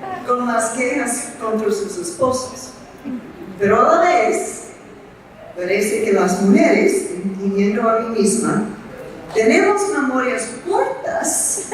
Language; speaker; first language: Spanish; non-native, fluent; English